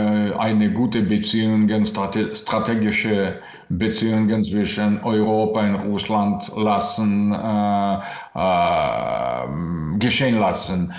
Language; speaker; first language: German; non-native, learner; Russian